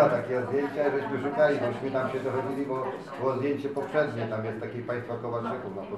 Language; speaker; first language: Polish; native; Polish